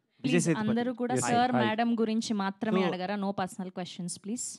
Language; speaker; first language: Telugu; native; Telugu